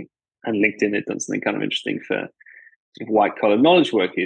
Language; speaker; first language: English; native; English